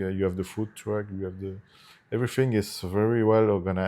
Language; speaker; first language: English; non-native, fluent; Italian